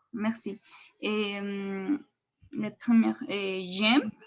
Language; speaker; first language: French; non-native, learner; Spanish